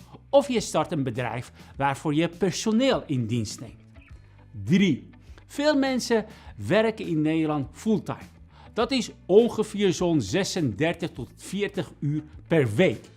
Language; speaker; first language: Dutch; non-native, fluent; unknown